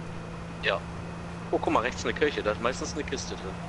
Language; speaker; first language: German; native; German